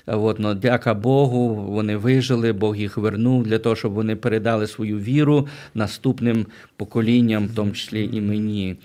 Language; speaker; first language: Ukrainian; native; Ukrainian